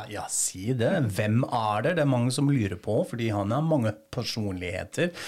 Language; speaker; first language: Norwegian; non-native, fluent; German